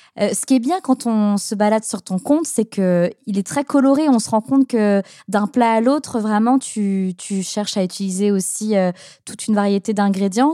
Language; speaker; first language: French; native; French